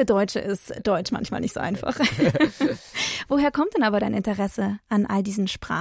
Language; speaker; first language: German; native; German